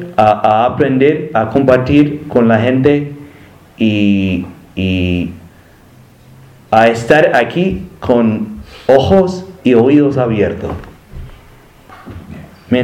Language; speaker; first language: Spanish; non-native, learner; English